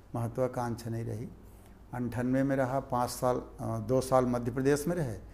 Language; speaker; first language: Hindi; native; Hindi